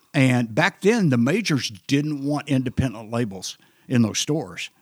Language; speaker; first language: English; native; English